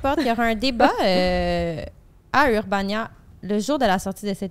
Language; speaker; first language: French; native; French